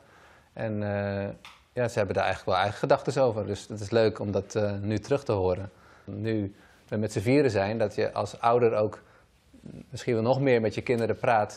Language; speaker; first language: Dutch; native; Dutch